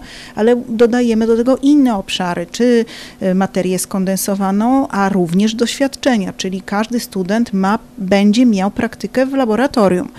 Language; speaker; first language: Polish; native; Polish